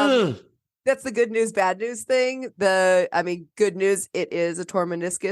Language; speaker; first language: English; native; English